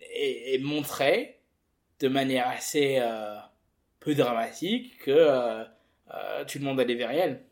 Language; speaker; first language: French; early bilingual, other home language; English